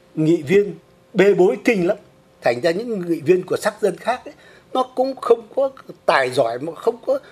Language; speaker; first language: Vietnamese; native; Vietnamese